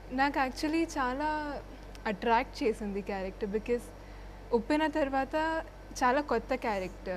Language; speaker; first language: Telugu; non-native, fluent; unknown